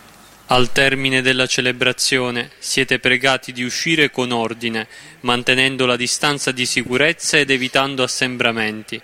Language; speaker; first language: Italian; native; Italian